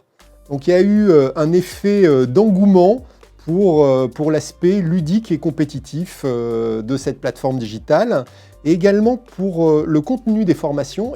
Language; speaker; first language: French; native; French